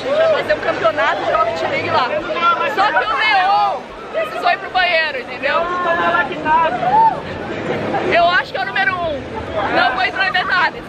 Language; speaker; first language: Portuguese; native; Portuguese